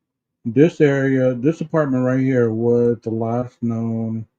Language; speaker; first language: English; native; English